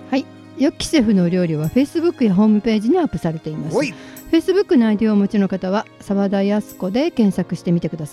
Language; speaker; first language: Japanese; native; Japanese